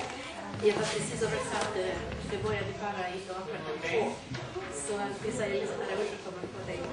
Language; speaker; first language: Swedish; non-native, learner; Portuguese